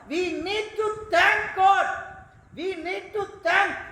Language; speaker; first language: English; non-native, local second language; Tamil